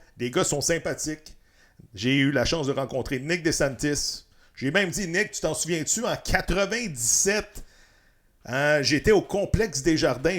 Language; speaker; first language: French; native; French